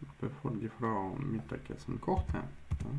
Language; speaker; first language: German; non-native, fluent; Ukrainian